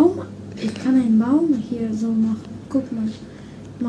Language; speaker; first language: German; early bilingual, other home language; Russian